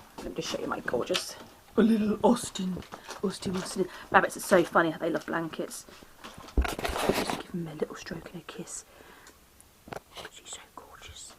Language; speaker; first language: English; native; English